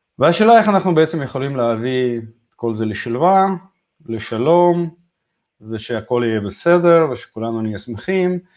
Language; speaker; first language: Hebrew; non-native, fluent; Russian